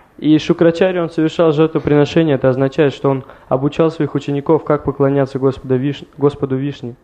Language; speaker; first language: Russian; native; Russian